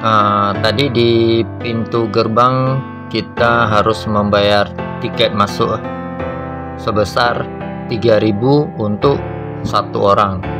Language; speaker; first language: Indonesian; native; Indonesian